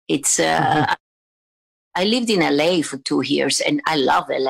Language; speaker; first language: English; non-native, fluent; Italian